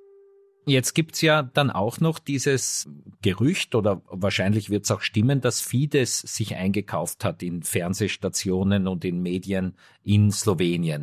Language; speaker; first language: German; native; German